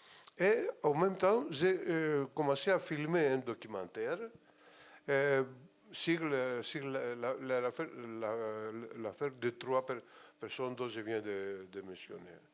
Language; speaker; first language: French; non-native, fluent; Greek